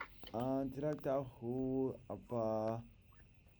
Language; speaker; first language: Indonesian; non-native, learner; English